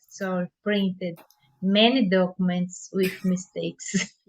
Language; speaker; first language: English; non-native, learner; Portuguese